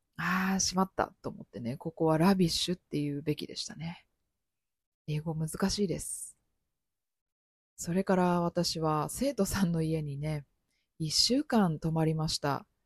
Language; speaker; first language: Japanese; native; Japanese